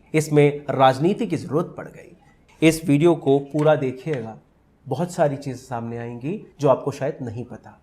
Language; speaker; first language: Hindi; native; Hindi